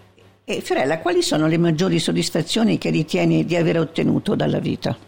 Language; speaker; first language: Italian; native; Italian